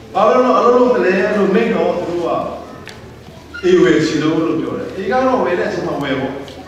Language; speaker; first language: Burmese; non-native, local second language; Hakha Chin